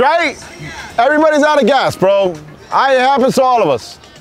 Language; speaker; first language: English; early bilingual, other home language; Spanish